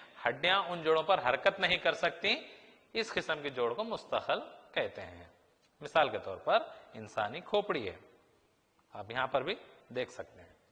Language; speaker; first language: Urdu; native; Urdu